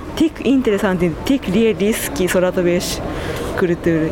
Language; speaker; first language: Latvian; non-native, learner; Japanese